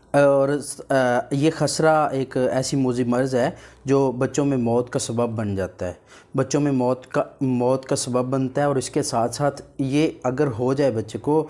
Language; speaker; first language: Urdu; native; Urdu